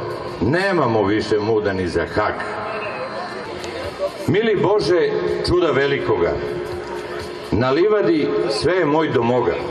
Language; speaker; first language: Bosnian; native; Bosnian